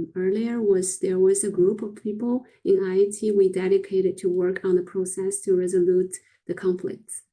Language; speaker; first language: English; non-native, fluent; Chinese